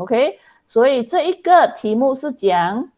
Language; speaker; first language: Chinese; non-native, local second language; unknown